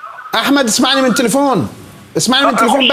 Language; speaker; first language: Arabic; native; Arabic